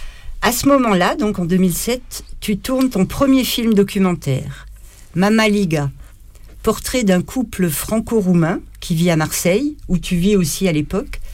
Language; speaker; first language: French; native; French